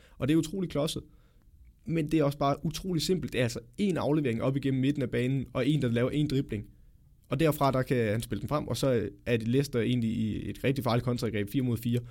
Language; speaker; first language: Danish; native; Danish